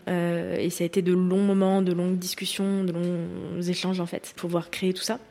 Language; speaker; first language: French; native; French